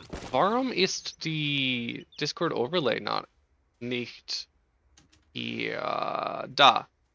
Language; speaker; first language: German; non-native, learner; English